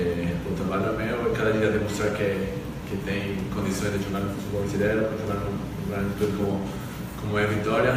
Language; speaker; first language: Portuguese; non-native, fluent; Spanish